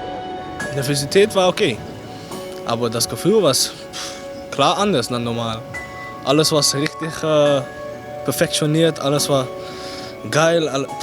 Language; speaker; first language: German; non-native, learner; Dutch